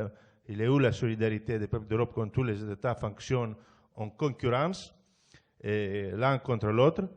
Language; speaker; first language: French; non-native, fluent; Greek